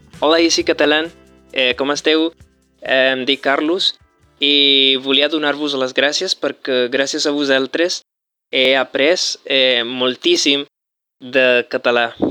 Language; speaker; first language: Catalan; non-native, fluent; Spanish